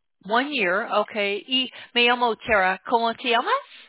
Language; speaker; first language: Spanish; non-native, learner; English